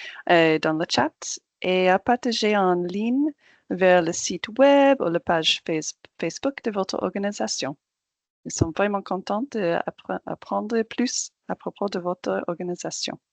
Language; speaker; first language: French; non-native, fluent; English